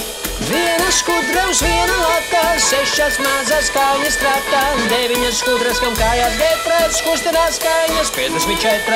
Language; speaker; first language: Latvian; native; Latvian